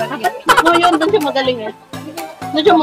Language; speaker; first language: Filipino; native; Filipino